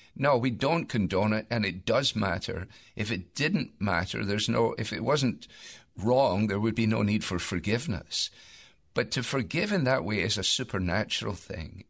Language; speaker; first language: English; native; English